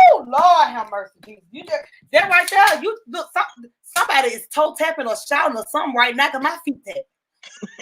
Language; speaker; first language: English; native; English